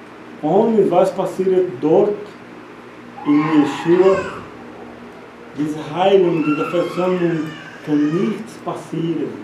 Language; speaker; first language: German; non-native, learner; Portuguese